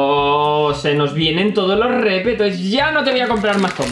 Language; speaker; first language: Spanish; native; Spanish